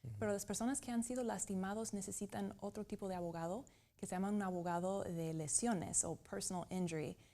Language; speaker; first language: Spanish; non-native, fluent; English